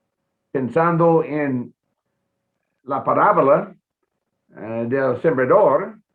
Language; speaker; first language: Spanish; non-native, fluent; English